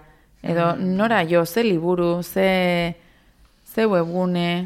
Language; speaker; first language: Basque; native; Basque